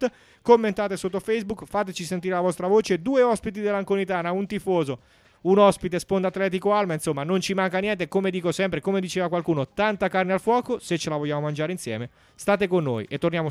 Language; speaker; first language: Italian; native; Italian